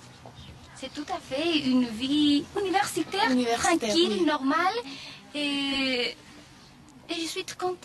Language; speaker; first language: French; non-native, fluent; Spanish